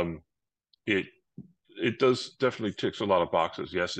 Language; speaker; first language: English; native; English